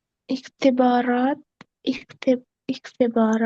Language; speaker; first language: Arabic; non-native, learner; Urdu